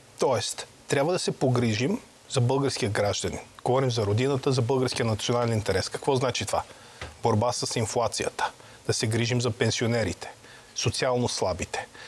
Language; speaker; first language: Bulgarian; native; Bulgarian